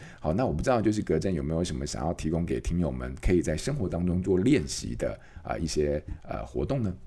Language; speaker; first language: Chinese; native; Chinese